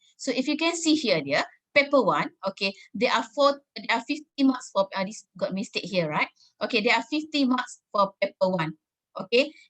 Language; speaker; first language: English; non-native, local second language; Malay